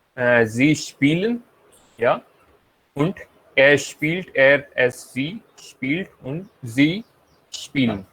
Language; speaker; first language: German; non-native, fluent; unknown